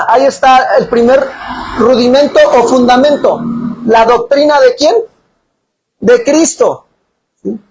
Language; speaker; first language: Spanish; native; Spanish